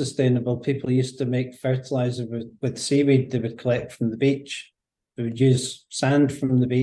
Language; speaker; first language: English; native; English